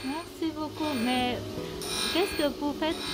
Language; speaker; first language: French; non-native, fluent; Vietnamese